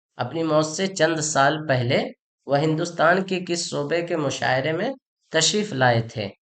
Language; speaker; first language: Urdu; native; Urdu